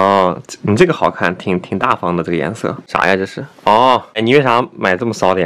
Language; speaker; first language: Chinese; native; Chinese